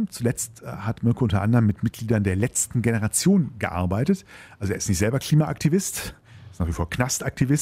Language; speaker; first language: German; native; German